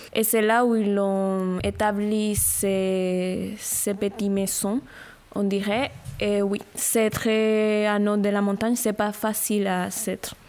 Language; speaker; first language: French; non-native, learner; Spanish